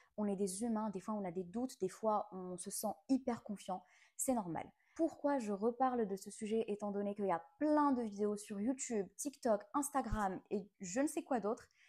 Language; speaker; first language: French; non-native, local second language; Arabic